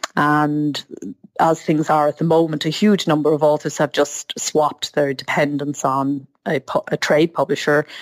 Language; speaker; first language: English; native; English